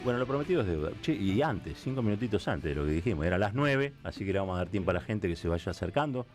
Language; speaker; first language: Spanish; native; Spanish